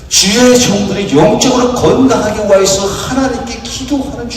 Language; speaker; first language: Korean; native; Korean